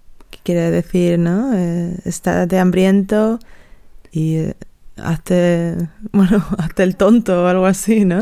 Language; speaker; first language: Spanish; native; Spanish